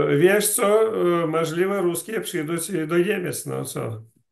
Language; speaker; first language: Polish; non-native, learner; Russian